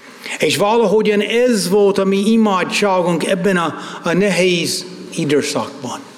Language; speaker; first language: Hungarian; non-native, fluent; English